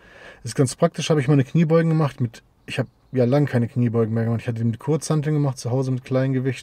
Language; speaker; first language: German; native; German